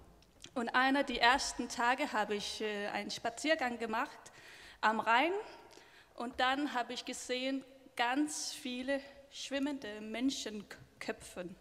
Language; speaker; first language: German; non-native, learner; Danish